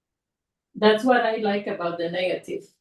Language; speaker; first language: English; non-native, fluent; Spanish